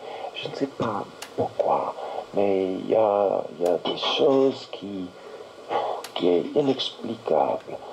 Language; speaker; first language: French; non-native, learner; English